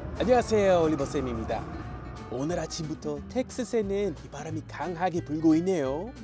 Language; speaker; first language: Korean; non-native, fluent; English